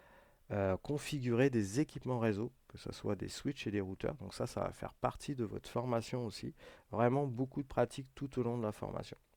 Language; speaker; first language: French; native; French